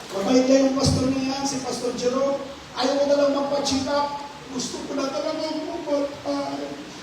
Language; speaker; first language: Filipino; non-native, local second language; Hiligaynon